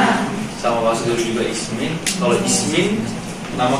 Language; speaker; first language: Indonesian; non-native, fluent; Turkish